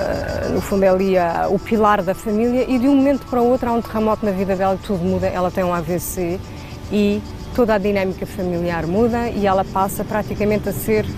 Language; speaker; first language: Portuguese; native; Portuguese